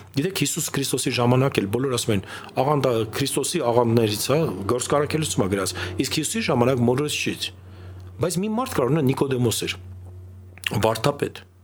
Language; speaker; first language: Armenian; native; Armenian